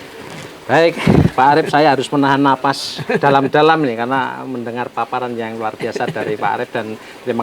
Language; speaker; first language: Indonesian; native; Indonesian